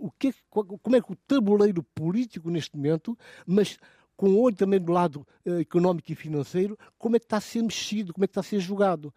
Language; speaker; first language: Portuguese; non-native, local second language; Upper Guinea Crioulo